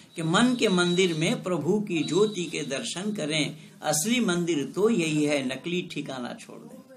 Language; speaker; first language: Hindi; non-native, local second language; Bangla